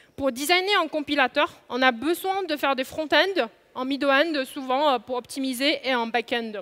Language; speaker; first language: French; non-native, fluent; Chinese